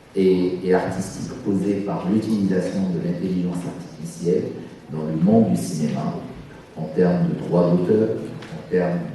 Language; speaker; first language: French; non-native, local second language; Arabic